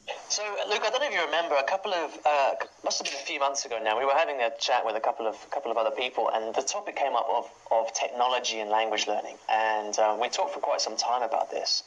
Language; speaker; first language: English; native; English